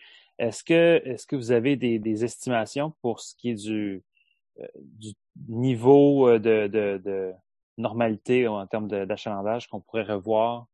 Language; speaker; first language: French; native; French